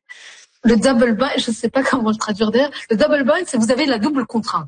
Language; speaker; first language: French; native; French